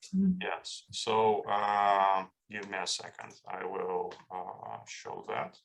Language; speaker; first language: English; non-native, fluent; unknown